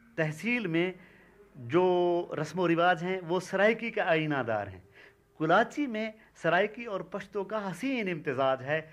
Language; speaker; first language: Urdu; non-native, local second language; Saraiki